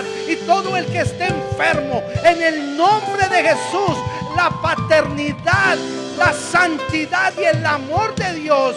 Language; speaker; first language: Spanish; native; Spanish